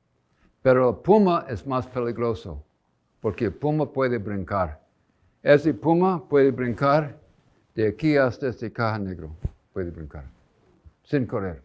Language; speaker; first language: Spanish; non-native, fluent; English